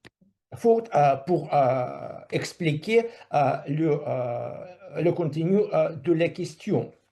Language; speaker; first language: French; non-native, fluent; Russian